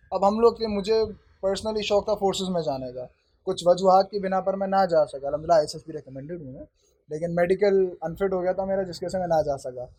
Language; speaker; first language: Urdu; native; Urdu